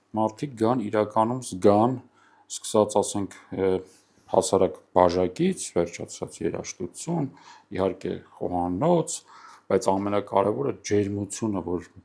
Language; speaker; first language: Armenian; native; Armenian